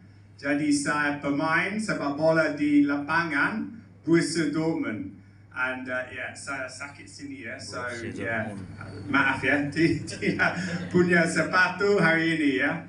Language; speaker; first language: Indonesian; non-native, learner; English